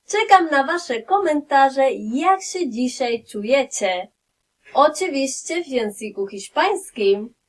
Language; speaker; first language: Polish; non-native, fluent; Spanish